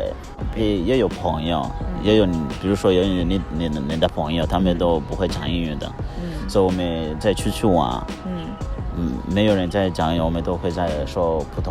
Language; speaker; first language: Chinese; non-native, learner; Kinyarwanda